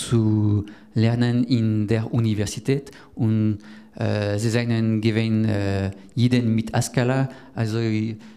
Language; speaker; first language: German; non-native, learner; French